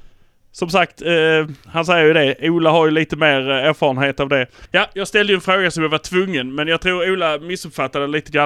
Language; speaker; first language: Swedish; native; Swedish